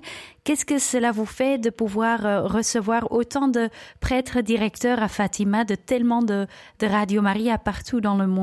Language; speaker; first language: French; non-native, local second language; Dutch